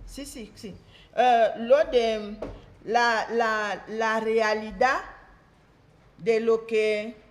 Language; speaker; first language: Spanish; non-native, fluent; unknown